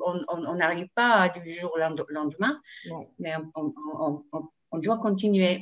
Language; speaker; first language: French; non-native, learner; Japanese